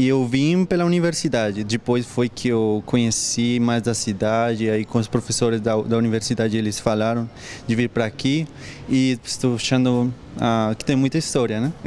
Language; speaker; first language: Portuguese; non-native, fluent; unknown